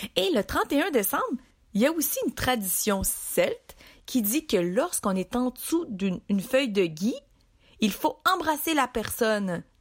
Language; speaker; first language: French; native; French